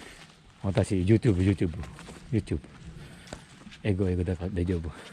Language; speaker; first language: Japanese; non-native, learner; Filipino